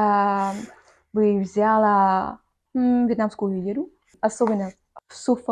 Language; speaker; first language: Russian; non-native, learner; Vietnamese